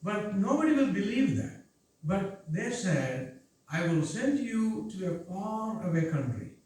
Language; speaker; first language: English; non-native, local second language; Malayalam